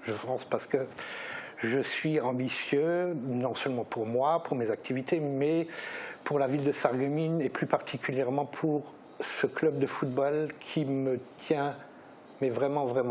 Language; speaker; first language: French; native; French